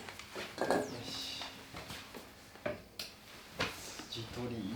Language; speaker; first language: Japanese; native; Japanese